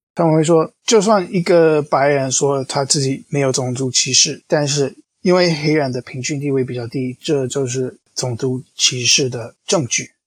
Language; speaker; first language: Chinese; non-native, fluent; English